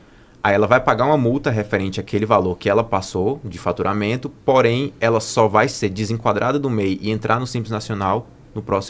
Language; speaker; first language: Portuguese; native; Portuguese